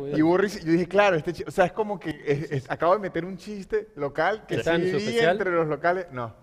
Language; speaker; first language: Spanish; native; Spanish